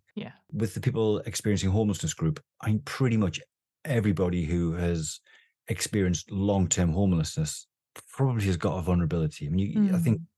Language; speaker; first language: English; native; English